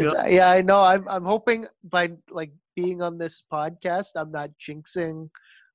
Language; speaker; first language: English; native; English